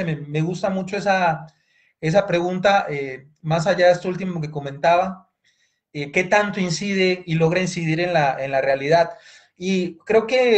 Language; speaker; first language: Spanish; native; Spanish